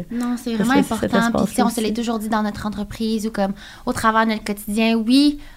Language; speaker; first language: French; native; French